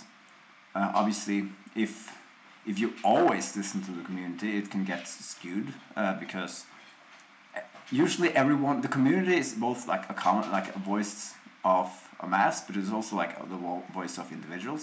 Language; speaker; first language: English; non-native, fluent; Norwegian